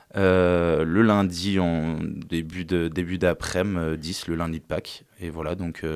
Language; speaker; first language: French; native; French